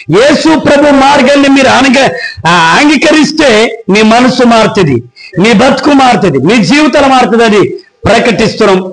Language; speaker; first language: Telugu; non-native, local second language; Koya